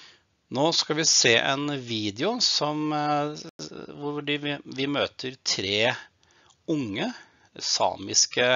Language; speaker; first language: Norwegian; native; Norwegian